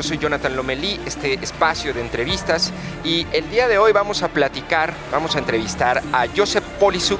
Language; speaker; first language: Spanish; native; Spanish